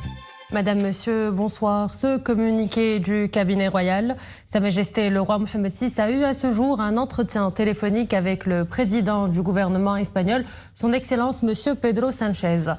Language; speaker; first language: French; non-native, local second language; Arabic